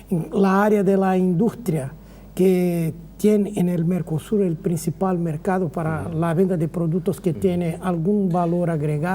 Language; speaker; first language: Spanish; non-native, fluent; Portuguese